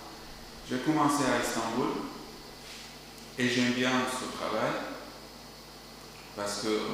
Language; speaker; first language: French; non-native, learner; Arabic